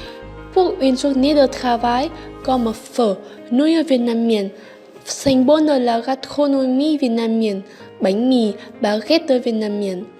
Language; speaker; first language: French; non-native, learner; Vietnamese